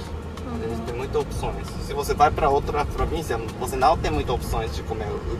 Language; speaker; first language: Portuguese; non-native, learner; Japanese